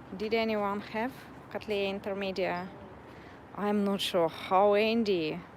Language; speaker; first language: English; non-native, fluent; Russian